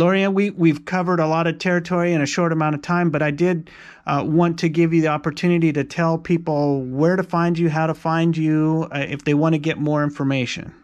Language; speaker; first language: English; native; English